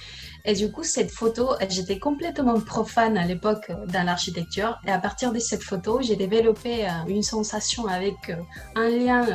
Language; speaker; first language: French; non-native, learner; Spanish